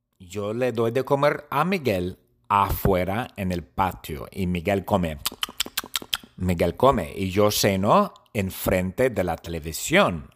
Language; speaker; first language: Spanish; non-native, learner; English